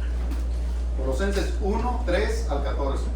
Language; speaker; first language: Spanish; native; Spanish